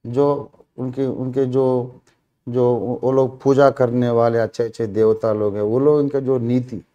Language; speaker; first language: Hindi; non-native, local second language; Telugu